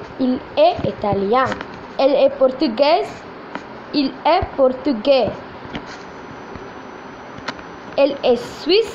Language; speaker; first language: French; non-native, fluent; Tamil